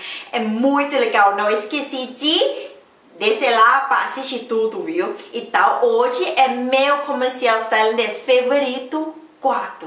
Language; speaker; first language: Portuguese; non-native, learner; Thai